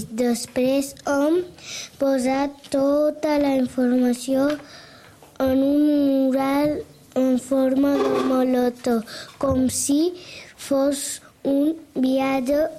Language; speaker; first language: Catalan; early bilingual, other home language; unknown